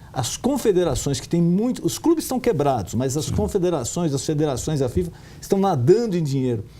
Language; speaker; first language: Portuguese; native; Portuguese